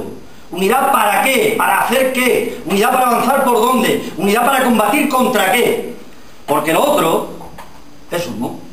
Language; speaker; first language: Spanish; native; Spanish